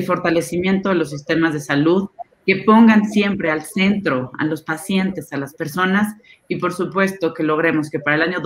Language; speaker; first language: Spanish; native; Spanish